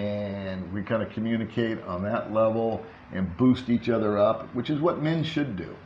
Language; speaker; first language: English; native; English